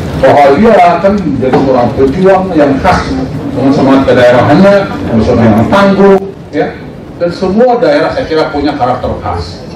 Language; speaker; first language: Indonesian; non-native, local second language; Batak Toba